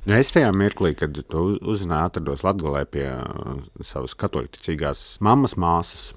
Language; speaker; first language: Latvian; native; Latvian